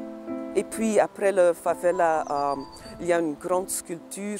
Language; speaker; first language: French; non-native, local second language; Dutch